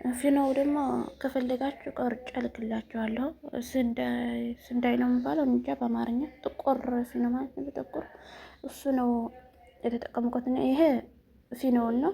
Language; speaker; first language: Amharic; non-native, local second language; Tigrinya